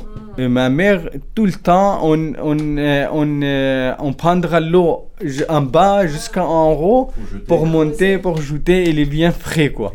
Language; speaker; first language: French; non-native, learner; Kurdish